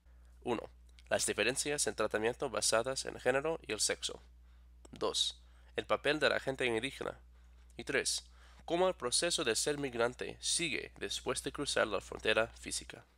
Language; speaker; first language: Spanish; non-native, fluent; English